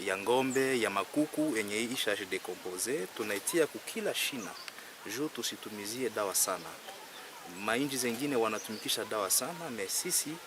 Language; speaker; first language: Swahili; native; Swahili